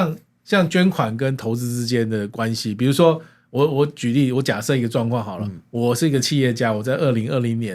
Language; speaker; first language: Chinese; native; Chinese